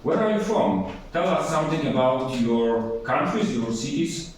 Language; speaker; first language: English; non-native, fluent; Polish